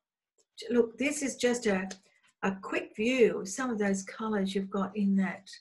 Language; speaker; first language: English; native; English